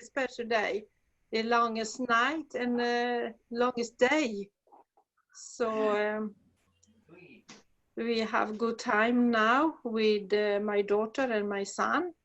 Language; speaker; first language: English; non-native, learner; Swedish